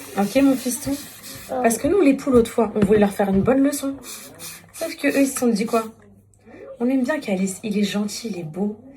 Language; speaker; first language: French; non-native, local second language; Arabic